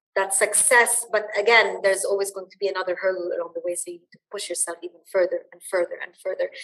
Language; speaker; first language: English; early bilingual, other home language; Arabic